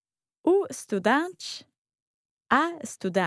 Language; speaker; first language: Portuguese; non-native, learner; English